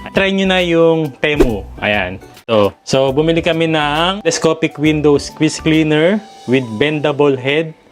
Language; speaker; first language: Filipino; native; Filipino